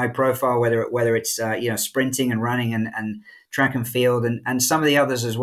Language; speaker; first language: English; native; English